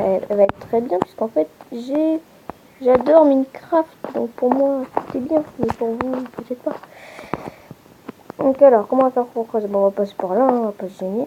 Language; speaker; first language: French; native; French